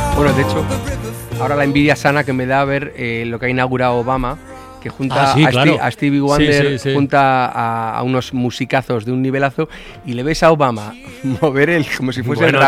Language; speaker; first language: Spanish; native; Spanish